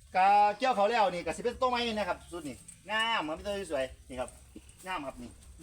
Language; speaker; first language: Thai; native; Thai